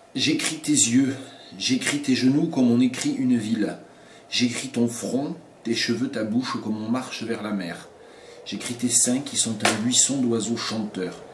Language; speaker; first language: French; native; French